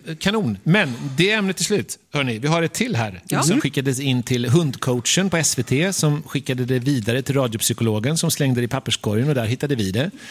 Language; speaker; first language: Swedish; native; Swedish